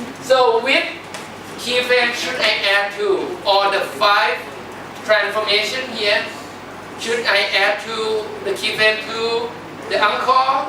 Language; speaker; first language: English; non-native, fluent; Thai